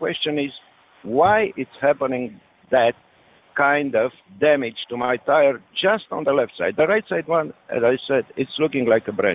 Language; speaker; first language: English; non-native, learner; French